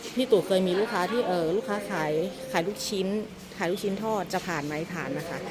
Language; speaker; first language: Thai; native; Thai